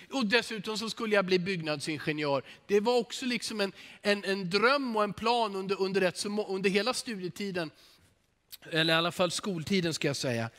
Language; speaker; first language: Swedish; native; Swedish